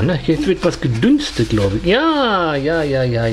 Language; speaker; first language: German; native; German